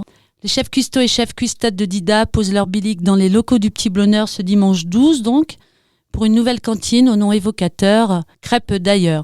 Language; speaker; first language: French; native; French